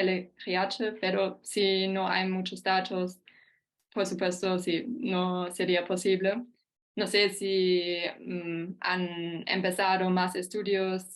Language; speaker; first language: Spanish; non-native, fluent; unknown